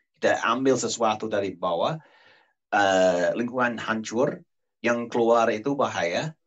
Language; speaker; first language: Indonesian; non-native, fluent; English